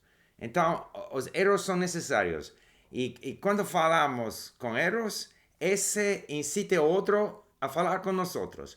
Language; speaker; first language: Portuguese; non-native, learner; English